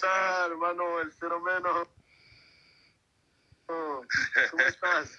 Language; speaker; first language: Spanish; non-native, fluent; French